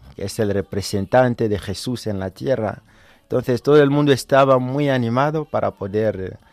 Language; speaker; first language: Spanish; non-native, fluent; French